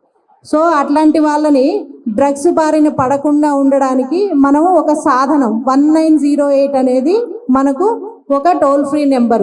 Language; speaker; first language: Telugu; native; Telugu